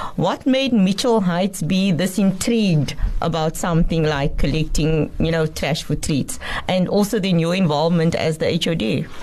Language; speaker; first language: English; native; English